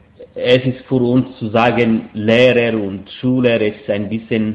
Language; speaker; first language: German; non-native, fluent; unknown